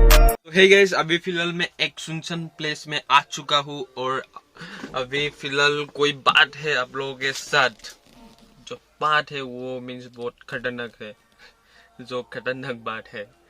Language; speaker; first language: Hindi; non-native, local second language; Assamese